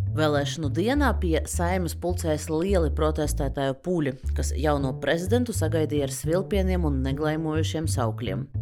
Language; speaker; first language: Latvian; native; Latvian